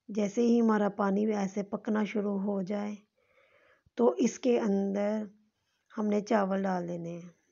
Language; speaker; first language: Urdu; non-native, local second language; Punjabi